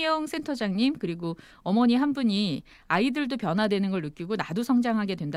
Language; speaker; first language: Korean; native; Korean